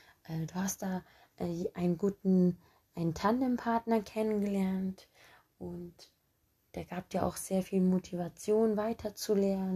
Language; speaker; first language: German; early bilingual, other home language; Turkish